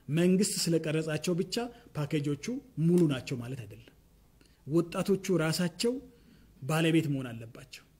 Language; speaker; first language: Amharic; non-native, local second language; Wolaytta